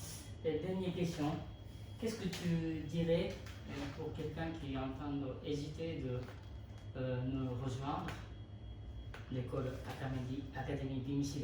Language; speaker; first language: French; non-native, fluent; Japanese